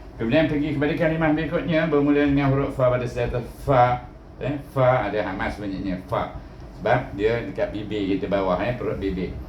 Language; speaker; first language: Malay; native; Malay